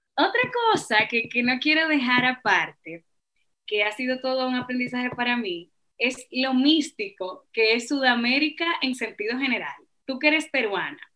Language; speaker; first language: Spanish; native; Spanish